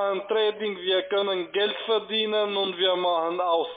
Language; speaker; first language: German; non-native, learner; Albanian